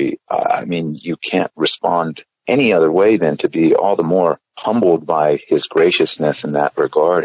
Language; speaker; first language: English; native; English